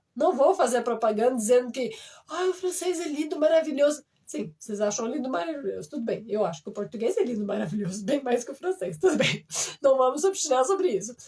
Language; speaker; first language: Portuguese; non-native, fluent; French